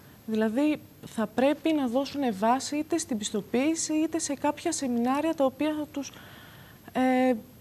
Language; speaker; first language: Greek; native; Greek